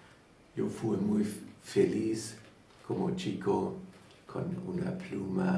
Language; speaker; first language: Spanish; non-native, learner; German